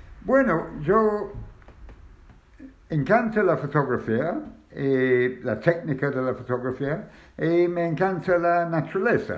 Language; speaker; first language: Spanish; non-native, learner; English